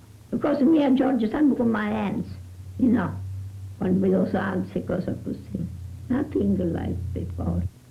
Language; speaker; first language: English; non-native, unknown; Italian